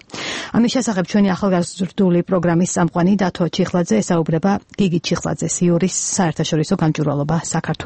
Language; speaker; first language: Georgian; native; Georgian